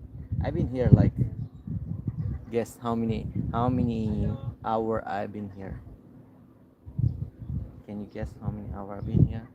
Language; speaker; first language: English; non-native, learner; Azerbaijani